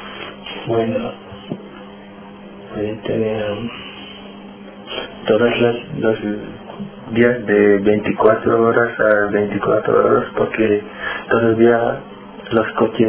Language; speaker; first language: Spanish; non-native, learner; Wolof